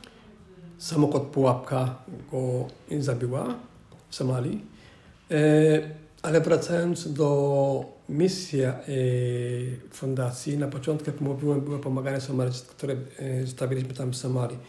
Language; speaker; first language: Polish; non-native, fluent; Somali